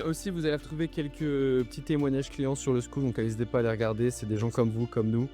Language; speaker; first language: French; native; French